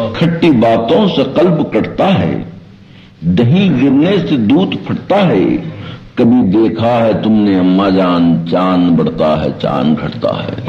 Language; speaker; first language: Urdu; native; Urdu